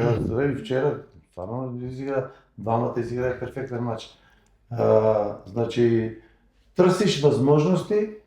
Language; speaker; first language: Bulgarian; non-native, learner; Macedonian